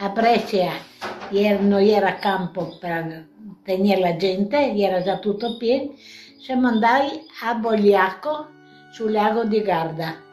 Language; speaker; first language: Italian; non-native, local second language; Venetian